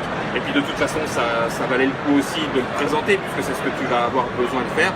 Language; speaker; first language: French; native; French